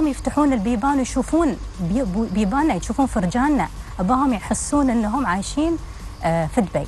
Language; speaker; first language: Arabic; native; Arabic